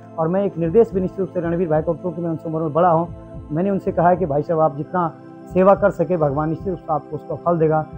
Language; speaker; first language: Hindi; non-native, local second language; Garhwali